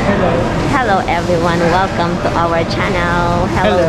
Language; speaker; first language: English; non-native, local second language; Filipino